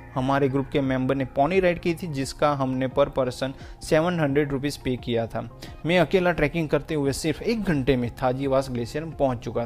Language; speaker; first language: Hindi; native; Hindi